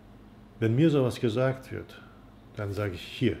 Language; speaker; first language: German; non-native, fluent; Turkish